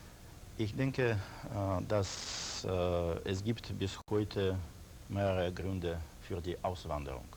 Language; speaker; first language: German; non-native, learner; Russian